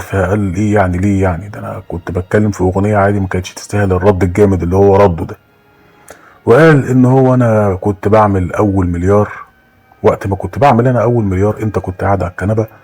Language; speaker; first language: Arabic; native; Arabic